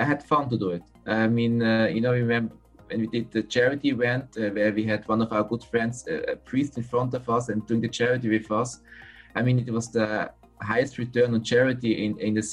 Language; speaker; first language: English; non-native, fluent; German